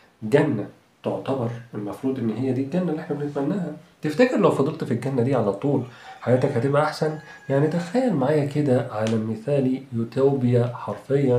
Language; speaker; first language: Arabic; native; Arabic